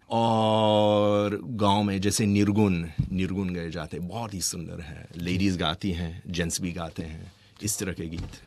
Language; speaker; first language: Hindi; non-native, fluent; English